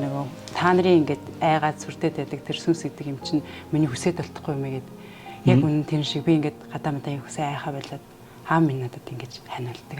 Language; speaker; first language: Mongolian; native; Mongolian